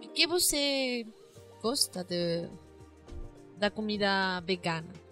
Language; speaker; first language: Portuguese; non-native, learner; Spanish